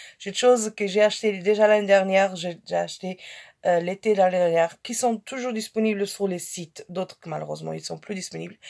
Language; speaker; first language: French; non-native, fluent; Portuguese